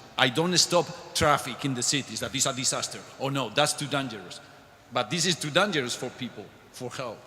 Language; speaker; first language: English; non-native, fluent; Spanish